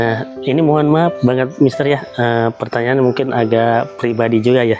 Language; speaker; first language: Indonesian; native; Indonesian